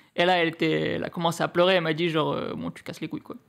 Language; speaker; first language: French; native; French